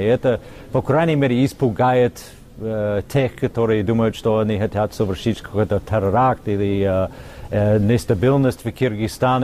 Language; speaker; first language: Russian; non-native, fluent; English